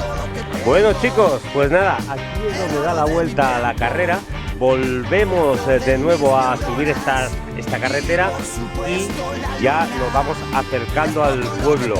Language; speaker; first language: Spanish; native; Spanish